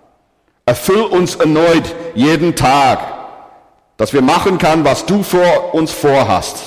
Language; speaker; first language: German; non-native, fluent; English